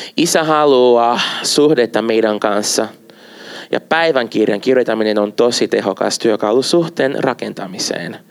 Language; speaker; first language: Finnish; non-native, fluent; Portuguese